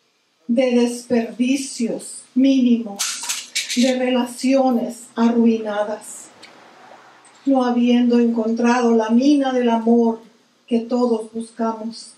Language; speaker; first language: Spanish; early bilingual, heritage; Spanish